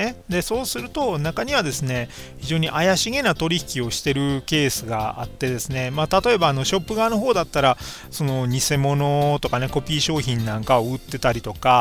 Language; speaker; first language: Japanese; native; Japanese